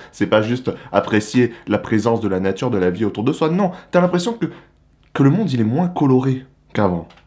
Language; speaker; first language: French; native; French